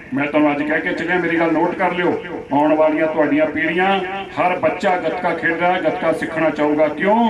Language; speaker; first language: Hindi; non-native, local second language; Punjabi